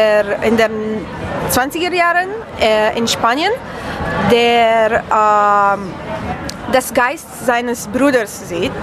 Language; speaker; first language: German; non-native, learner; Romanian